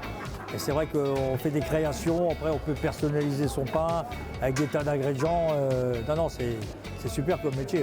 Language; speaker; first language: French; native; French